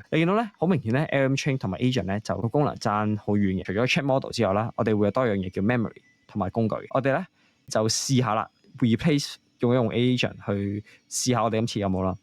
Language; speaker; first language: Cantonese; native; Cantonese